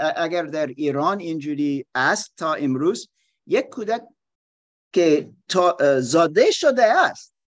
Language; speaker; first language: Persian; non-native, learner; German